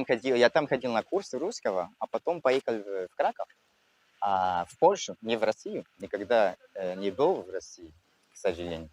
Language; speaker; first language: Russian; non-native, fluent; French